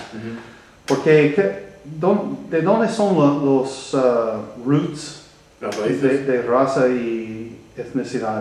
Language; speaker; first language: Spanish; non-native, learner; English